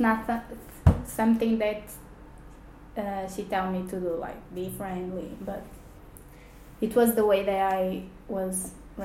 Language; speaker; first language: English; non-native, fluent; Portuguese